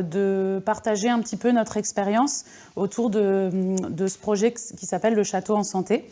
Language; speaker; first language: French; native; French